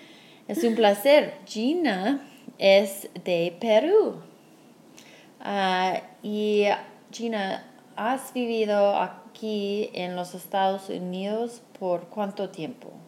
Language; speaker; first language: Spanish; non-native, fluent; English